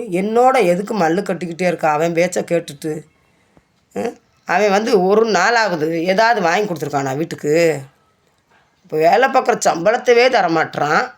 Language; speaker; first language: Tamil; native; Tamil